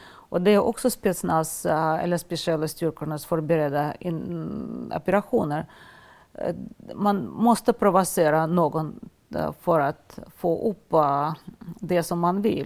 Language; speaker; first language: Swedish; non-native, fluent; Russian